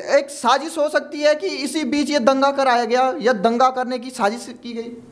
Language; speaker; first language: Hindi; native; Hindi